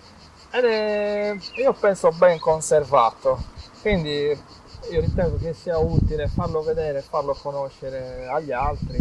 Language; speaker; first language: Italian; native; Italian